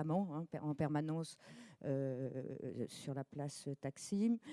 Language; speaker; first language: French; native; French